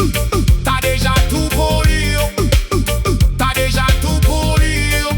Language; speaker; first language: French; native; French